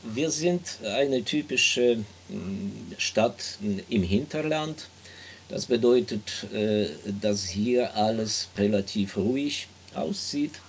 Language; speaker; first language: German; non-native, fluent; Ukrainian